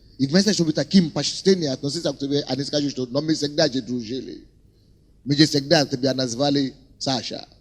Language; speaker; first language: Russian; non-native, fluent; Yoruba